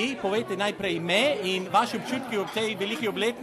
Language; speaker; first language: Slovenian; native; Slovenian